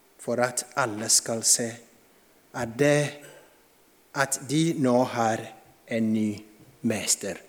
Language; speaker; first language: Norwegian; non-native, fluent; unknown